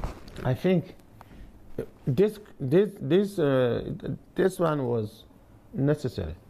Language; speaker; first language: English; non-native, learner; Bambara